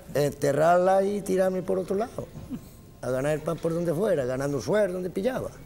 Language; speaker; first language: Spanish; native; Spanish